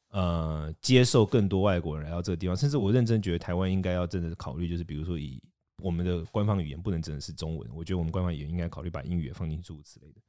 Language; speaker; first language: Chinese; native; Chinese